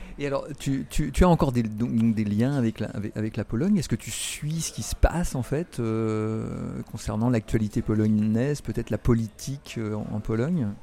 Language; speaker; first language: French; native; French